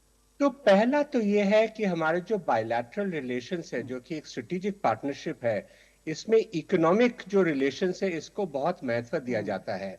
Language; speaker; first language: Hindi; native; Hindi